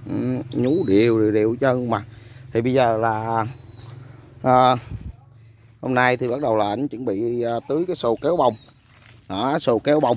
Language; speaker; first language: Vietnamese; native; Vietnamese